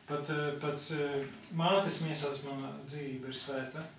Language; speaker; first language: Latvian; native; Latvian